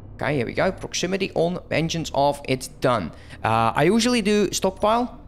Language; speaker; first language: English; non-native, fluent; Dutch